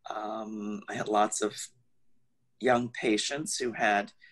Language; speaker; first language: English; native; English